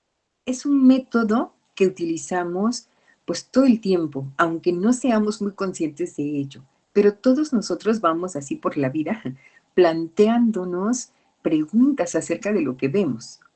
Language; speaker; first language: Spanish; native; Spanish